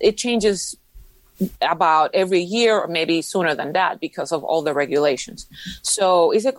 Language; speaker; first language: English; non-native, fluent; Spanish